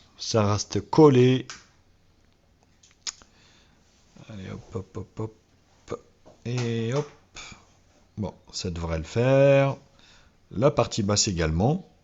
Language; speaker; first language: French; native; French